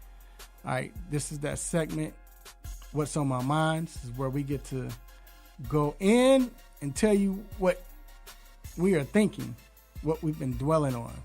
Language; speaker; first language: English; native; English